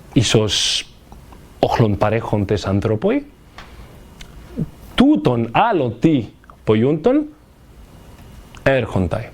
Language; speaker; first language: Greek; non-native, fluent; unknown